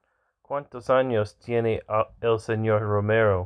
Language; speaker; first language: Spanish; non-native, learner; English